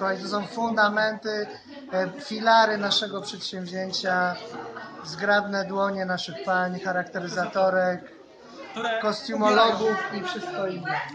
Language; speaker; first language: Polish; native; Polish